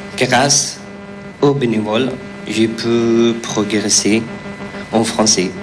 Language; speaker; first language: French; non-native, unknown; Persian